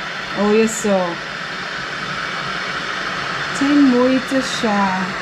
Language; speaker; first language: Portuguese; non-native, fluent; English